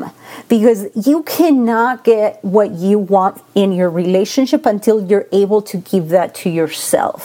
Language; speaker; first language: English; non-native, fluent; Spanish